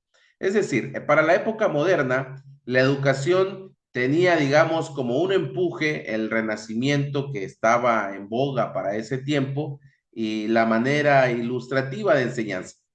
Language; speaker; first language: Spanish; native; Spanish